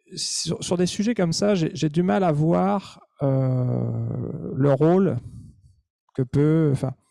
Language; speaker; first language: French; native; French